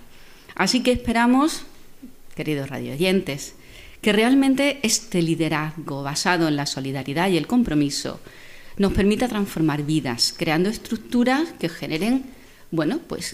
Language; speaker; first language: Spanish; native; Spanish